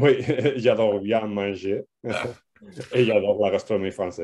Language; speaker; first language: French; non-native, fluent; Spanish